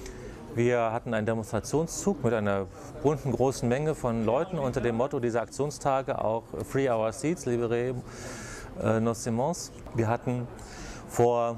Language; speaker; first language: German; native; German